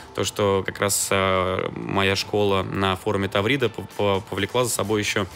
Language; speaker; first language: Russian; native; Russian